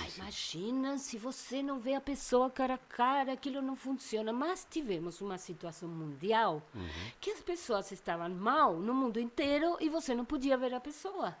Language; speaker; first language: Portuguese; non-native, fluent; Spanish